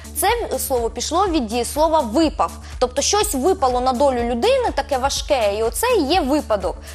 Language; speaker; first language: Ukrainian; native; Ukrainian